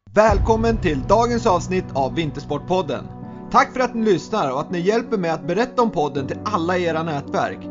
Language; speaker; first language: Swedish; native; Swedish